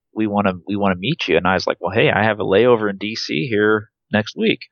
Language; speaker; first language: English; native; English